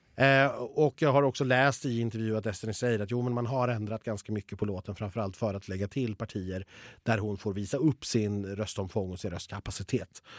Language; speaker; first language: Swedish; native; Swedish